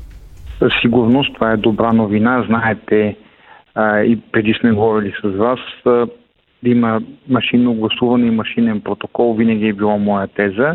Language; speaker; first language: Bulgarian; native; Bulgarian